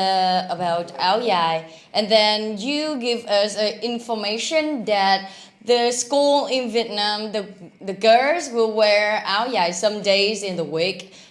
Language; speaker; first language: English; non-native, learner; Vietnamese